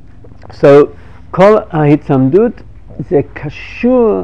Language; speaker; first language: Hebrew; non-native, fluent; English